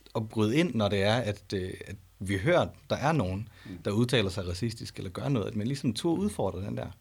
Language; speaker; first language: Danish; native; Danish